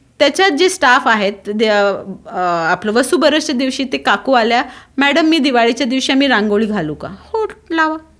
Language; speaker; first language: Marathi; non-native, local second language; Tulu